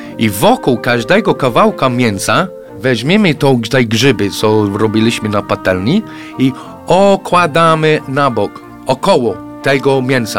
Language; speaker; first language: Polish; non-native, fluent; English